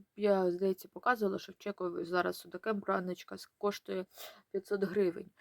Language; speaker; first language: Ukrainian; non-native, local second language; Russian